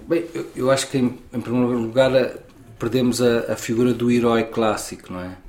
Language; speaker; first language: French; non-native, learner; Portuguese